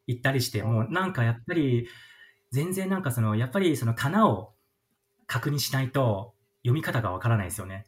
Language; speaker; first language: Japanese; non-native, fluent; Chinese